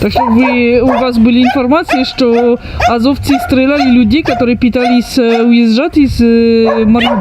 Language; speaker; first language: Russian; non-native, fluent; French